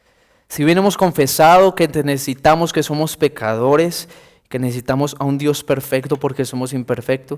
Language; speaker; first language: Spanish; native; Spanish